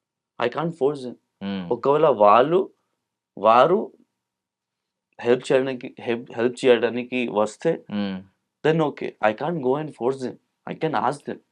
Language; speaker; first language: Telugu; non-native, local second language; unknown